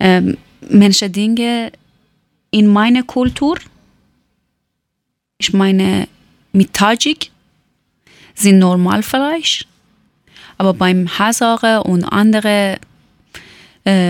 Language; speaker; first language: German; non-native, learner; Persian